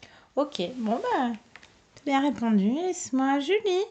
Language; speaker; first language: French; native; French